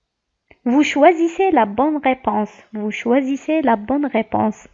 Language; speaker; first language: French; non-native, local second language; Arabic